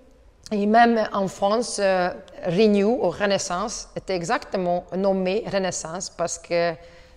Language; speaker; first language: French; non-native, learner; Hungarian